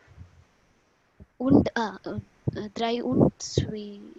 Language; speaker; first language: German; non-native, learner; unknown